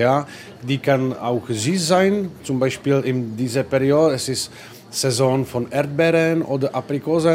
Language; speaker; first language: German; non-native, fluent; Czech